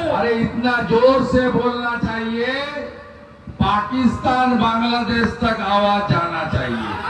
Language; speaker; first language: Hindi; non-native, local second language; Bangla